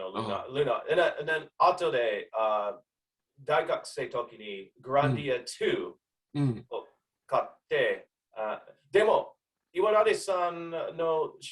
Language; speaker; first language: Japanese; non-native, learner; English